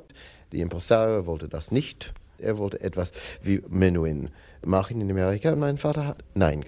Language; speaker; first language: German; non-native, fluent; English